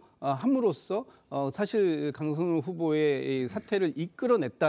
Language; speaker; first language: Korean; native; Korean